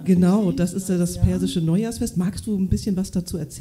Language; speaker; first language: German; native; German